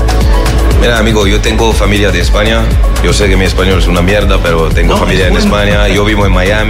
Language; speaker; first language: Spanish; non-native, learner; French